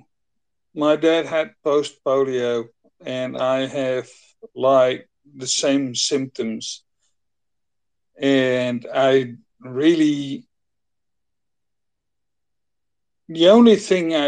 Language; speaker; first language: English; non-native, fluent; Dutch